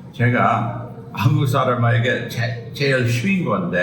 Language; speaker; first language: Korean; non-native, fluent; English